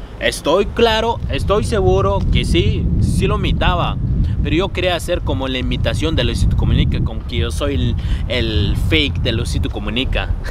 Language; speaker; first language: Spanish; non-native, fluent; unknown